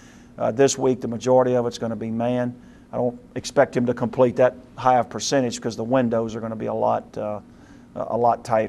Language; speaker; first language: English; native; English